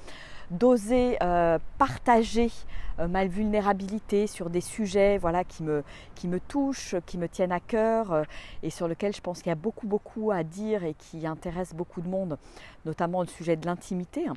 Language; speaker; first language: French; native; French